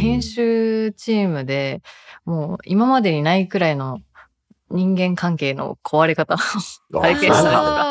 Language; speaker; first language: Japanese; native; Japanese